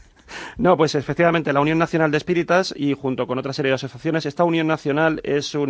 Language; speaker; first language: Spanish; native; Spanish